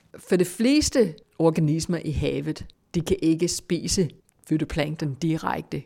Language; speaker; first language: Danish; non-native, fluent; English